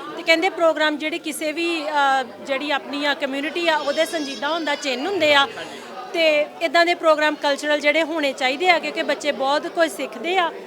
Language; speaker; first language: Punjabi; native; Punjabi